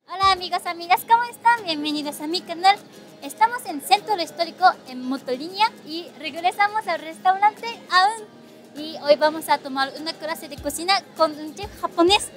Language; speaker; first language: Spanish; non-native, fluent; Japanese